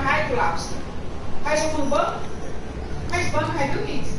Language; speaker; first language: Dutch; non-native, learner; Portuguese